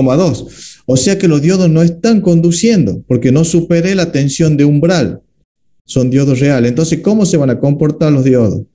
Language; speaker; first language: Spanish; native; Spanish